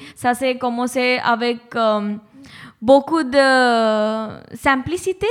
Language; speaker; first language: French; non-native, learner; Hindi